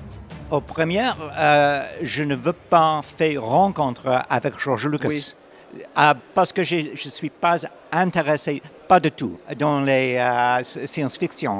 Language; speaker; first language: French; non-native, learner; English